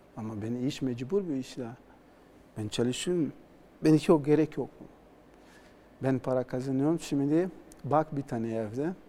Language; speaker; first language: Turkish; non-native, learner; Portuguese